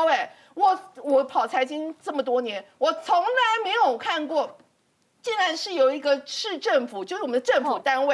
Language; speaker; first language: Chinese; native; Chinese